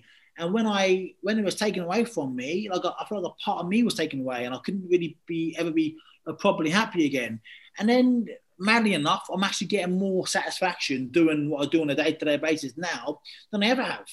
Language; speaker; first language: English; native; English